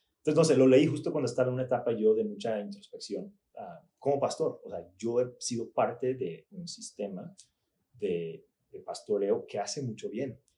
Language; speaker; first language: Spanish; early bilingual, other home language; English